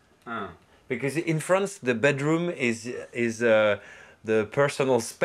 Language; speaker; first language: English; non-native, learner; French